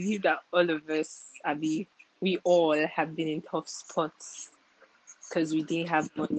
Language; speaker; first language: English; non-native, local second language; Igbo